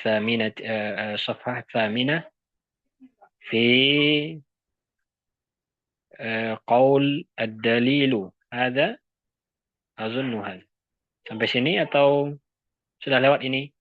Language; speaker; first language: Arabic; non-native, fluent; Indonesian